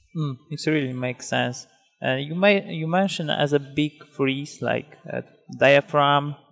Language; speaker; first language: English; non-native, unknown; Polish